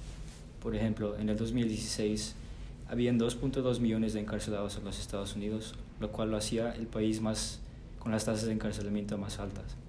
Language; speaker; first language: Spanish; early bilingual, heritage; Spanish